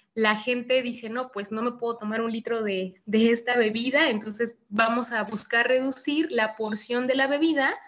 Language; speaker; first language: Spanish; native; Spanish